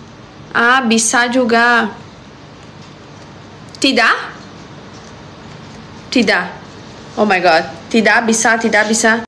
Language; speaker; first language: Indonesian; non-native, learner; Portuguese